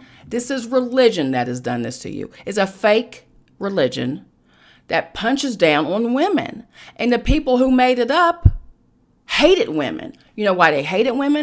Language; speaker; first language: English; native; English